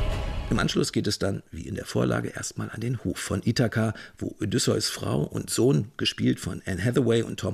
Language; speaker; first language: German; native; German